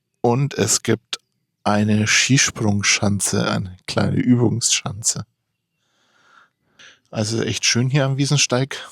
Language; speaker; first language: German; native; German